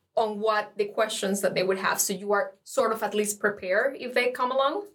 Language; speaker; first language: English; non-native, fluent; Spanish